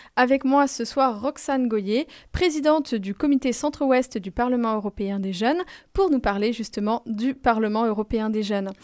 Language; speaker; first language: French; native; French